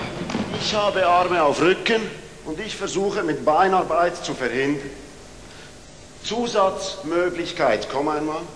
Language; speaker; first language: German; non-native, fluent; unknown